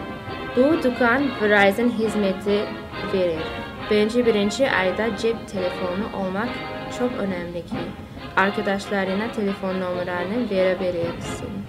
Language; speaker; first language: Turkish; non-native, learner; English